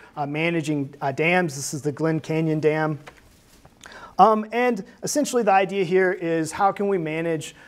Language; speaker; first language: English; native; English